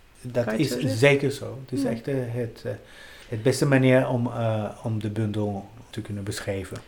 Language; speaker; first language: Dutch; non-native, fluent; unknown